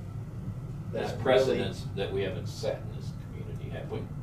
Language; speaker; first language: English; native; English